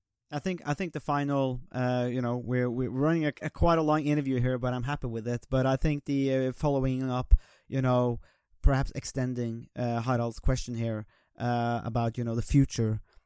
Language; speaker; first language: English; non-native, fluent; Norwegian